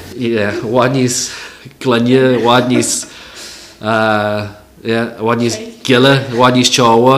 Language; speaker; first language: Irish; non-native, local second language; English